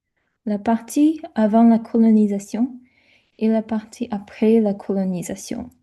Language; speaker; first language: French; non-native, fluent; English